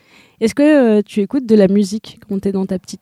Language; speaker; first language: French; native; French